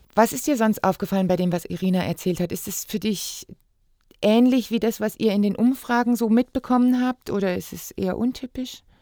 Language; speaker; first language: German; native; German